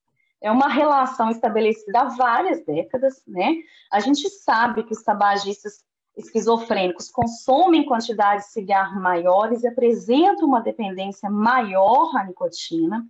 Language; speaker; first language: Portuguese; native; Portuguese